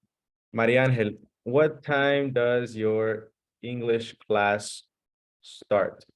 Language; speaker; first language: English; early bilingual, other home language; Spanish